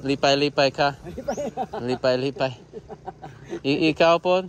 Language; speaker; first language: Cebuano; non-native, learner; English